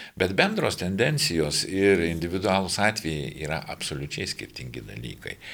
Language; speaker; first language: Lithuanian; native; Lithuanian